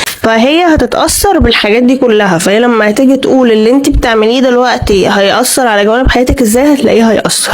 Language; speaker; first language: Arabic; native; Arabic